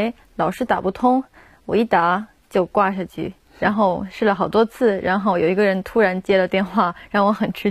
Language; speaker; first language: Chinese; non-native, fluent; Japanese